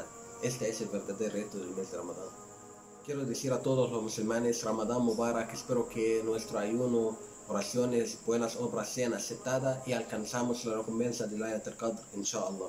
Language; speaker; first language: Spanish; non-native, learner; Arabic